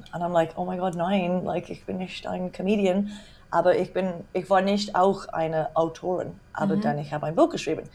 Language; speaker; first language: German; non-native, learner; English